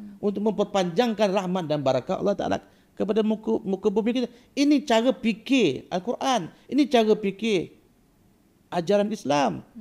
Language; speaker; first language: Malay; native; Malay